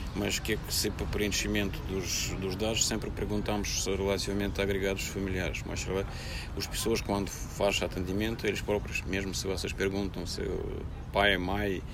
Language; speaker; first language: Portuguese; non-native, fluent; Russian